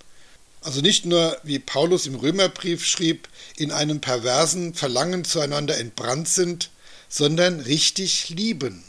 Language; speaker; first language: German; native; German